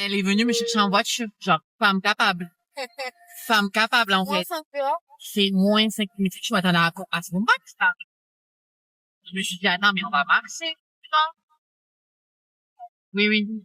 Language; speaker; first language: French; native; French